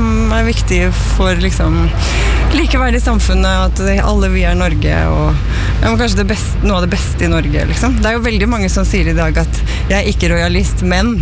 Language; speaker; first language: Norwegian; native; Norwegian